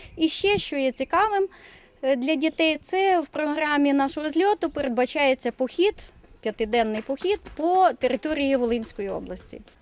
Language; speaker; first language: Ukrainian; native; Ukrainian